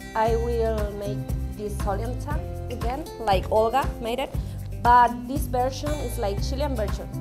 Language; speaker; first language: English; non-native, learner; Spanish